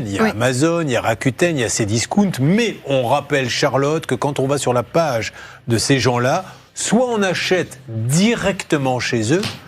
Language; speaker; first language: French; native; French